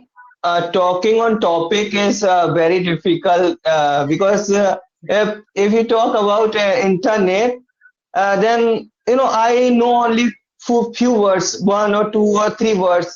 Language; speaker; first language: English; non-native, learner; Hindi